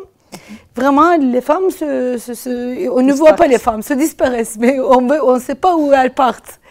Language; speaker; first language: French; non-native, fluent; Turkish